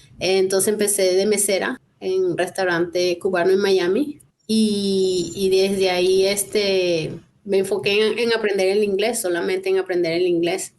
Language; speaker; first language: Spanish; native; Spanish